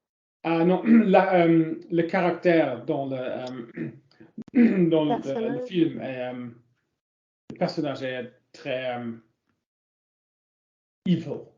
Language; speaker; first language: French; non-native, learner; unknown